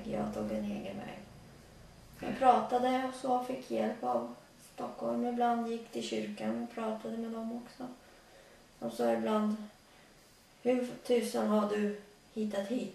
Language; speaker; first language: Swedish; early bilingual, other home language; Latvian